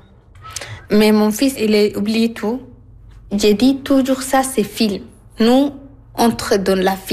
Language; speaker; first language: French; non-native, learner; Arabic